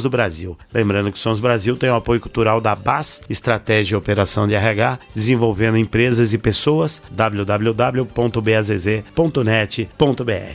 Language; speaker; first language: Portuguese; native; Portuguese